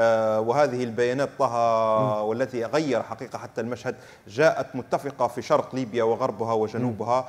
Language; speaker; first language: Arabic; native; Arabic